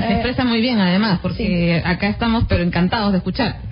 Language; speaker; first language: Spanish; native; Spanish